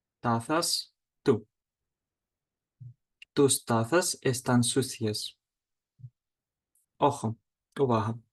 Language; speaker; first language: Spanish; non-native, fluent; Ukrainian